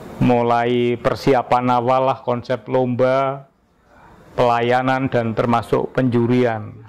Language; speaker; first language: Indonesian; non-native, local second language; Javanese